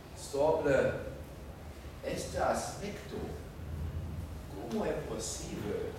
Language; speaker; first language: Portuguese; non-native, fluent; German